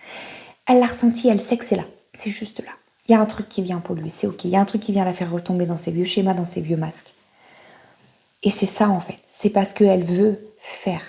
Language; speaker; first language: French; native; French